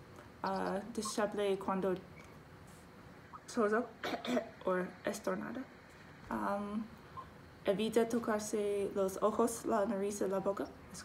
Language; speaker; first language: Spanish; non-native, learner; English